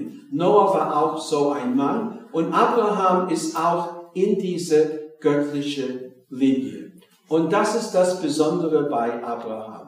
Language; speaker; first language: German; non-native, fluent; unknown